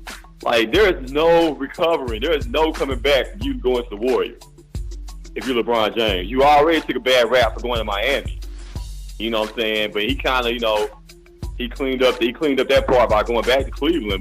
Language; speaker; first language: English; native; English